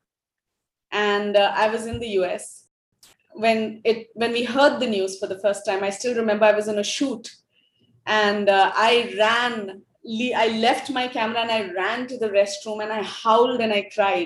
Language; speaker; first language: English; non-native, local second language; Hindi